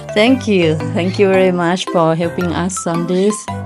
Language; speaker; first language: English; non-native, local second language; Thai